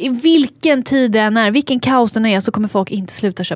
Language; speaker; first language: Swedish; native; Swedish